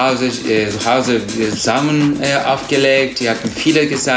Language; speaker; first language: German; non-native, learner; Turkish